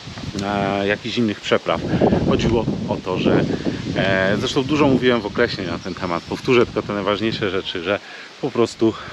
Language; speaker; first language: Polish; native; Polish